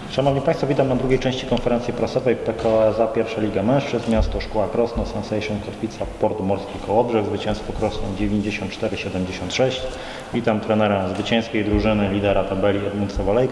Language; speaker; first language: Polish; native; Polish